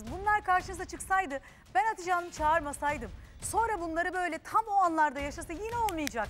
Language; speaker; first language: Turkish; native; Turkish